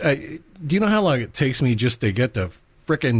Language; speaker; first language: English; native; English